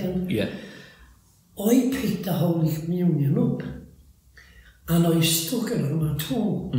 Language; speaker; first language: English; native; English